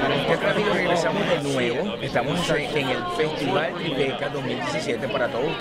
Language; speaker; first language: Spanish; native; Spanish